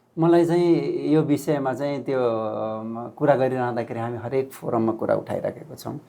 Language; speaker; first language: Nepali; non-native, local second language; Rana Tharu